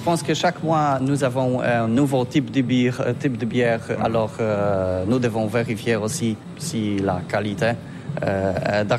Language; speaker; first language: French; non-native, learner; Polish